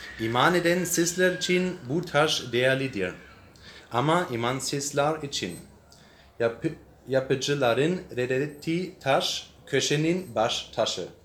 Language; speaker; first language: Turkish; non-native, learner; English